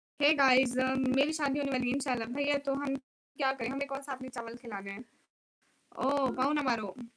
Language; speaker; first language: Urdu; non-native, local second language; Punjabi